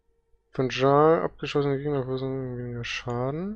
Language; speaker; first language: German; native; German